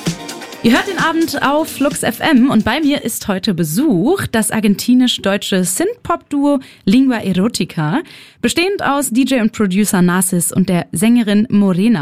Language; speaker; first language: German; native; German